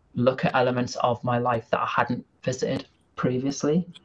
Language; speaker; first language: English; native; English